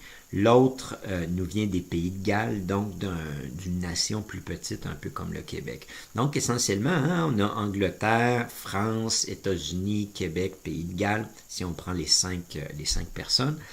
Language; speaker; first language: French; native; French